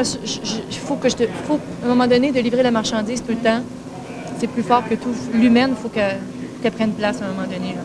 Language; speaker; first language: French; native; French